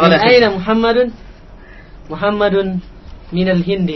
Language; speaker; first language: Arabic; non-native, learner; Indonesian